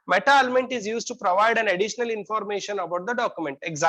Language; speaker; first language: English; non-native, local second language; Kannada